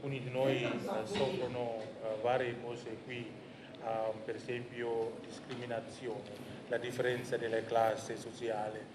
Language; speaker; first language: Italian; non-native, fluent; Indonesian